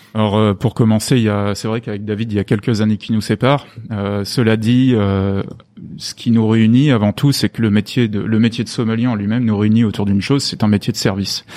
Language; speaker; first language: French; native; French